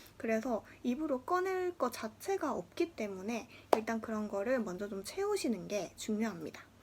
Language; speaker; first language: Korean; native; Korean